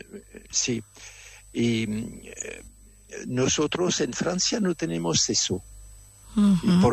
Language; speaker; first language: Spanish; non-native, fluent; French